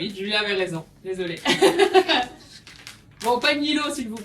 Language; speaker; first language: French; native; French